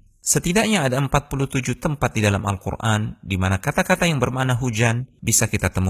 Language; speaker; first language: Indonesian; native; Indonesian